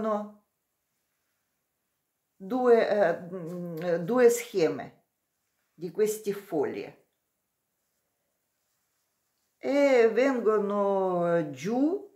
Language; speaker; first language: Italian; non-native, learner; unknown